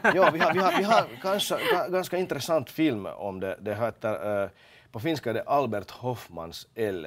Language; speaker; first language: Swedish; non-native, local second language; Finnish